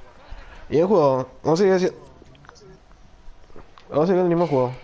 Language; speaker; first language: Spanish; native; Spanish